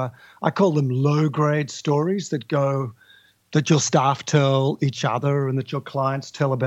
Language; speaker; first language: English; native; English